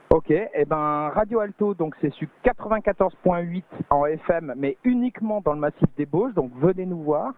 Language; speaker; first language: French; native; French